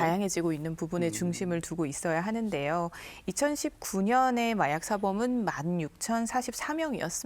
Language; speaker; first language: Korean; native; Korean